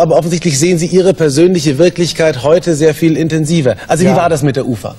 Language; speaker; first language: German; native; German